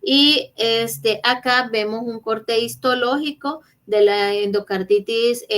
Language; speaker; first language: Spanish; native; Spanish